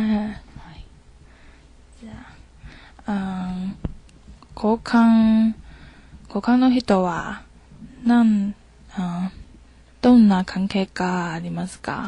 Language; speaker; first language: Japanese; non-native, learner; Chinese